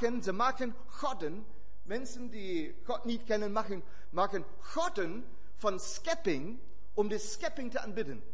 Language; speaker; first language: Dutch; non-native, fluent; German